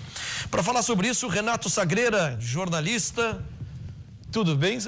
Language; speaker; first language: Portuguese; native; Portuguese